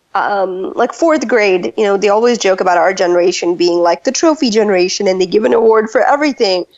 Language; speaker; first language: English; early bilingual, other home language; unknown